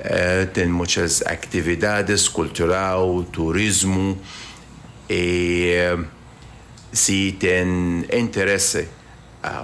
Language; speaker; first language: Portuguese; non-native, learner; Arabic